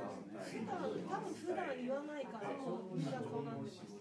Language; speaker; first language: Japanese; non-native, learner; Thai